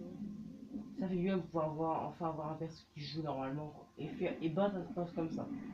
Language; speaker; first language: French; native; French